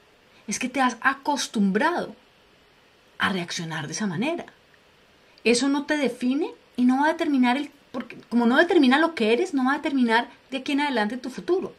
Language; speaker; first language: Spanish; native; Spanish